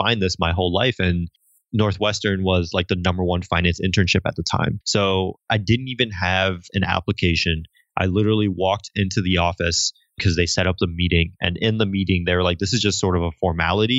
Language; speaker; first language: English; native; English